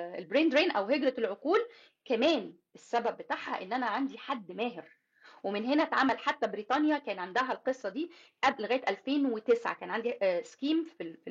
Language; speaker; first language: Arabic; native; Arabic